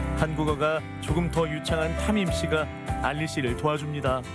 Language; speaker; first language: Korean; native; Korean